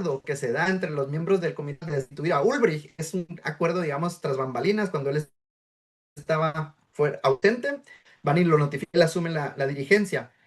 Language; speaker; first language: Spanish; native; Spanish